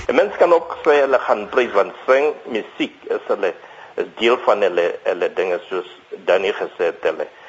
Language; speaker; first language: Afrikaans; non-native, local second language; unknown